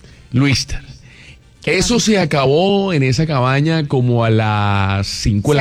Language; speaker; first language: Spanish; native; Spanish